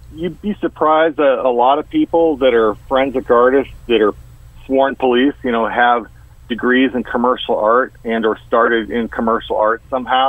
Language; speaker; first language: English; native; English